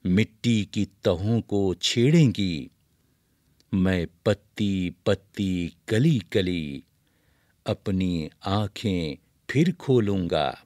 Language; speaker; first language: Urdu; native; Urdu